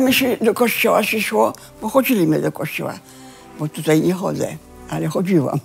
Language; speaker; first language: Polish; early bilingual, heritage; Polish